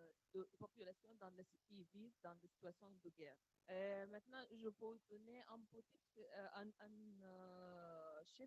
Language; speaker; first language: French; non-native, learner; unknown